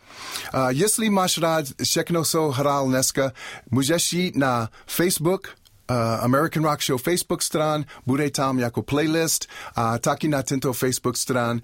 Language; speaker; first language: Czech; non-native, learner; English